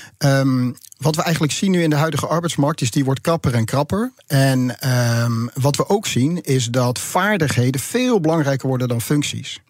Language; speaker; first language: Dutch; native; Dutch